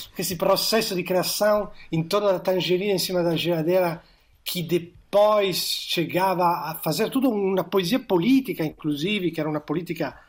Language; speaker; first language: Portuguese; non-native, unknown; Italian